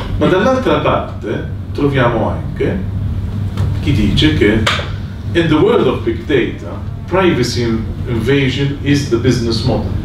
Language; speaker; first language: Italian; non-native, fluent; Maltese